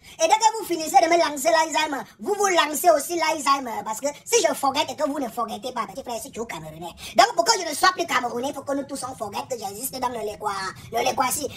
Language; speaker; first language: French; non-native, local second language; English